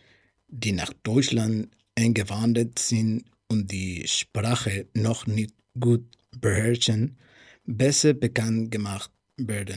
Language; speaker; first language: German; non-native, learner; Spanish